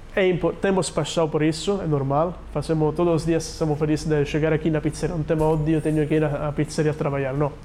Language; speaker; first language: Portuguese; non-native, learner; Italian